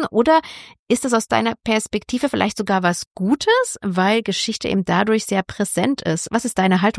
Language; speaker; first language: German; native; German